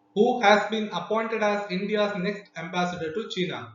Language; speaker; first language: English; non-native, local second language; Kannada